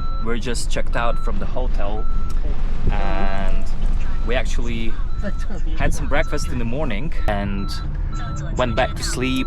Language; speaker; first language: English; non-native, fluent; Russian